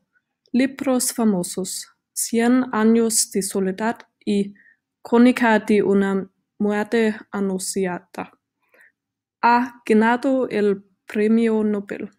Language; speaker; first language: Spanish; non-native, learner; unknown